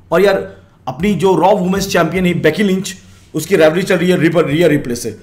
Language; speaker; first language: Hindi; native; Hindi